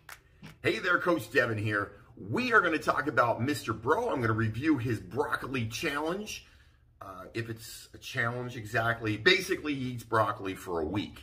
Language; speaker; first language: English; native; English